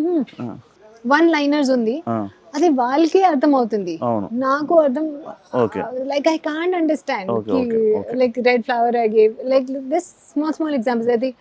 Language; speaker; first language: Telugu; non-native, learner; Hindi